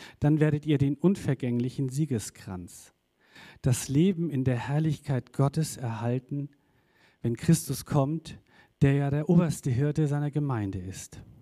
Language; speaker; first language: German; native; German